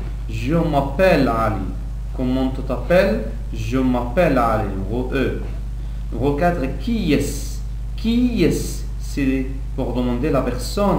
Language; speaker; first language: French; non-native, local second language; Arabic